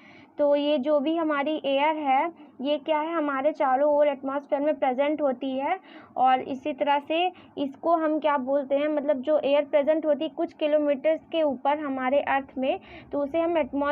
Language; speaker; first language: Hindi; native; Hindi